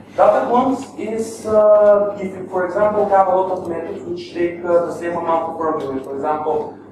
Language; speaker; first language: English; non-native, fluent; Bulgarian